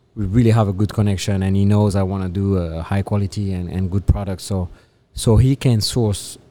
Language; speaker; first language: English; non-native, fluent; French